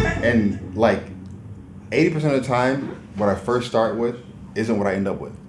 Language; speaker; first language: English; native; English